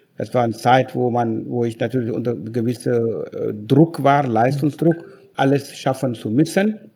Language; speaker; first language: German; non-native, fluent; Wolof